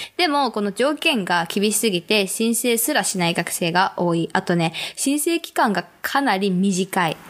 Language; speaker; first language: Japanese; native; Japanese